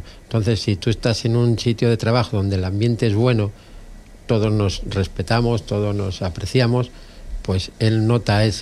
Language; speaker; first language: Spanish; native; Spanish